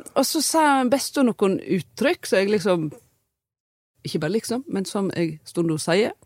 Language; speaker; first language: Norwegian; native; Norwegian